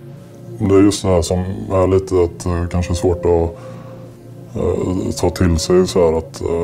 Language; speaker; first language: Swedish; native; Swedish